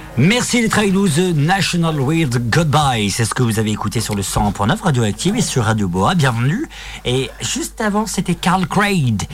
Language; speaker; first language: French; native; French